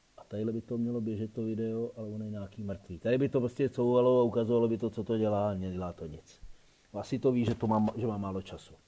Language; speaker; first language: Czech; native; Czech